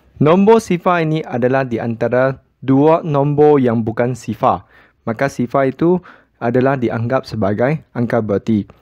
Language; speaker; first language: Malay; non-native, local second language; Chinese